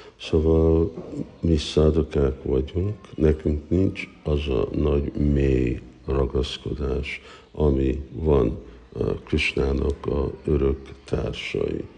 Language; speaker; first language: Hungarian; early bilingual, heritage; Hungarian